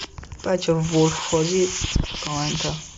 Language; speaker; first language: Persian; native; Persian